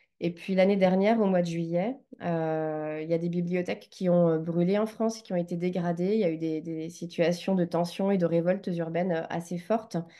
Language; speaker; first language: French; native; French